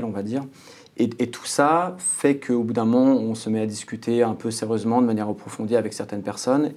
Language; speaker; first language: French; native; French